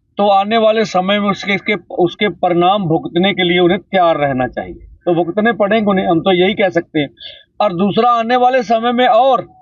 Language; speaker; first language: Hindi; non-native, local second language; Punjabi